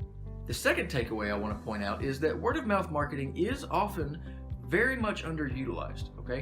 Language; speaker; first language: English; native; English